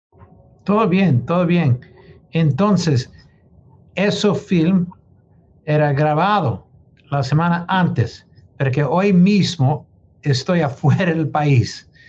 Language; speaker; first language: Spanish; non-native, learner; English